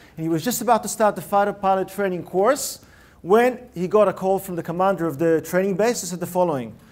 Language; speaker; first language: English; early bilingual, other home language; Russian